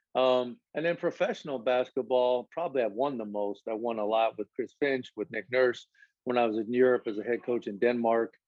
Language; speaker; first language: English; native; English